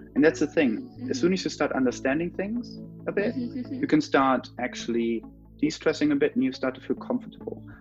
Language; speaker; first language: English; non-native, fluent; German